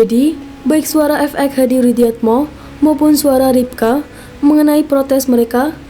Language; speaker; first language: Indonesian; native; Indonesian